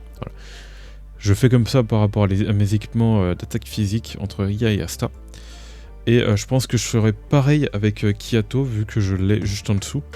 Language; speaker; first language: French; native; French